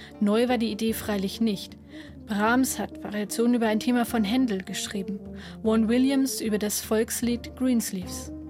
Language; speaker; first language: German; native; German